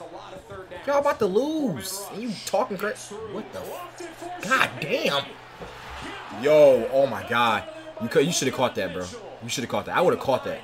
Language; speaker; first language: English; native; English